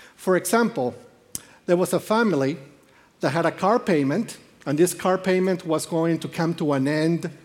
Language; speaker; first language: English; non-native, fluent; Spanish